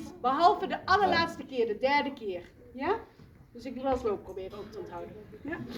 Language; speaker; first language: Dutch; native; Dutch